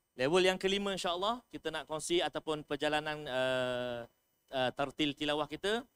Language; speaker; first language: Malay; native; Malay